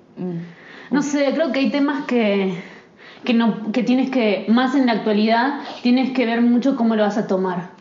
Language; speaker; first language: Spanish; native; Spanish